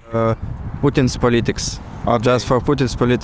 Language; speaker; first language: English; non-native, learner; Ukrainian